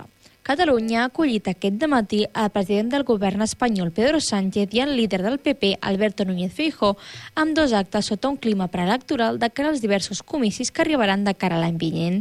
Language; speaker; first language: Catalan; native; Catalan